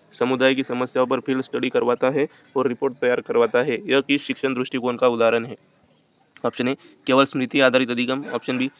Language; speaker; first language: Hindi; non-native, local second language; Marathi